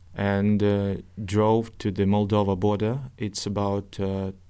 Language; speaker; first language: English; non-native, fluent; Russian